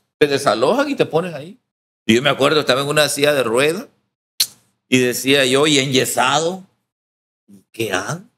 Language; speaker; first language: Spanish; native; Spanish